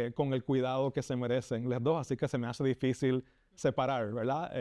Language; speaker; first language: Spanish; native; Spanish